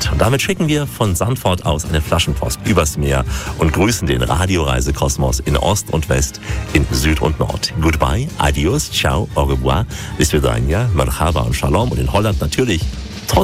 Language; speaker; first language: German; native; German